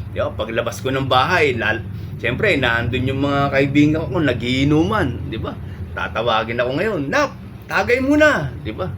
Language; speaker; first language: Filipino; native; Filipino